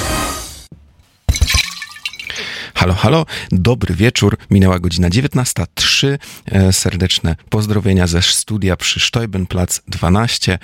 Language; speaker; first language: German; non-native, fluent; Polish